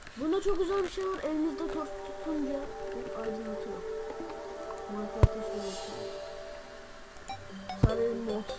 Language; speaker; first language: Turkish; native; Turkish